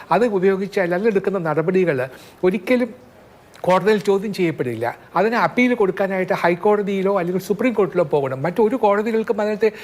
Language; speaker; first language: Malayalam; native; Malayalam